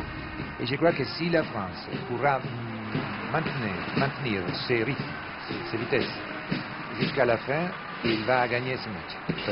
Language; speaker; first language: French; non-native, fluent; Italian